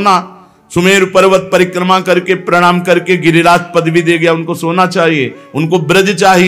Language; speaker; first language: Hindi; native; Hindi